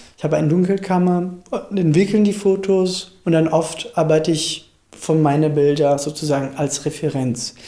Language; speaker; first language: German; non-native, fluent; Italian